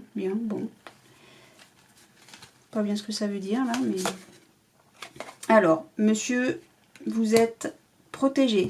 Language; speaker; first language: French; native; French